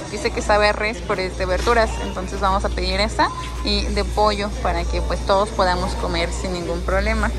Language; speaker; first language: Spanish; native; Spanish